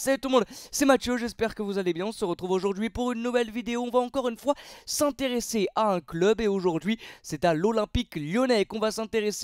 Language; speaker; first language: French; native; French